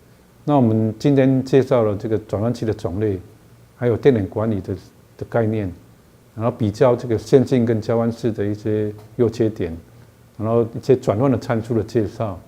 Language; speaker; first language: Chinese; native; Chinese